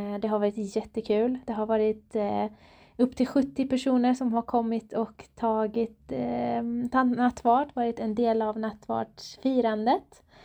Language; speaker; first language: Swedish; non-native, fluent; Persian